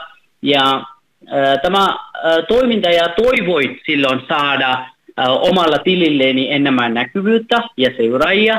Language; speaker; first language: Finnish; non-native, fluent; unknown